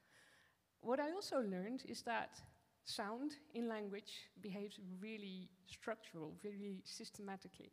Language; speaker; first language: English; non-native, fluent; Dutch